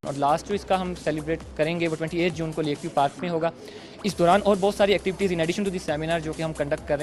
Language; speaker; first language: Urdu; native; Urdu